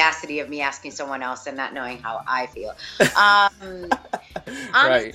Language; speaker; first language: English; early bilingual, other home language; Spanish